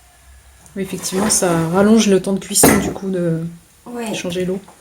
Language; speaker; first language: French; native; French